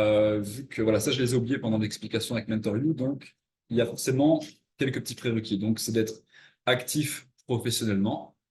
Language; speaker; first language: French; native; French